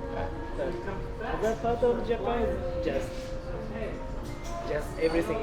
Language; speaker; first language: English; non-native, learner; Japanese